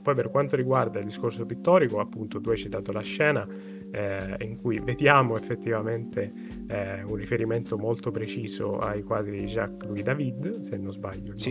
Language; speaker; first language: Italian; native; Italian